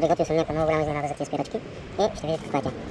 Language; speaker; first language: Bulgarian; native; Bulgarian